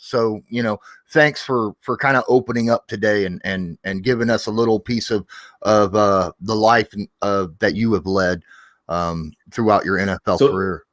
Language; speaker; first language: English; native; English